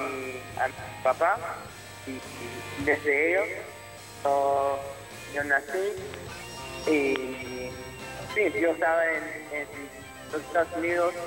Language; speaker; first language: Spanish; early bilingual, heritage; English